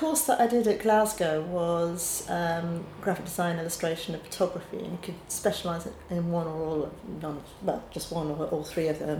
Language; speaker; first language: English; native; English